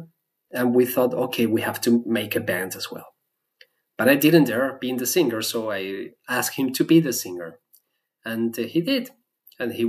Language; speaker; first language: English; non-native, fluent; Spanish